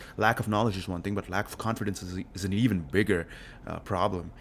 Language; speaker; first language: English; non-native, local second language; Telugu